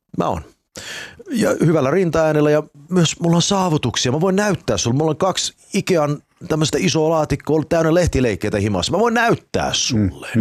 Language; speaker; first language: Finnish; early bilingual, heritage; Finnish